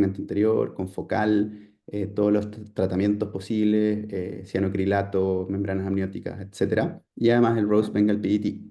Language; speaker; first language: Spanish; native; Spanish